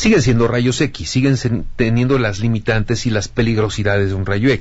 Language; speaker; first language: Spanish; native; Spanish